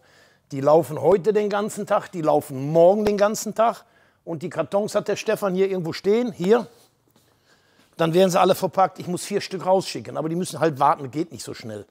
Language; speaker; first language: German; native; German